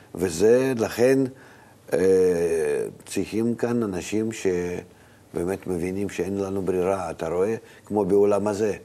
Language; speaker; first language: Hebrew; non-native, fluent; Russian